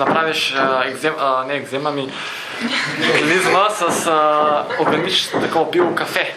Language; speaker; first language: Bulgarian; native; Bulgarian